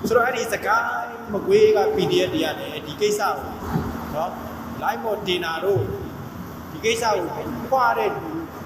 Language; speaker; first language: Burmese; native; Burmese